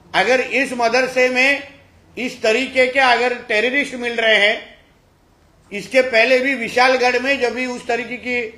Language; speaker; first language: Hindi; non-native, local second language; Marathi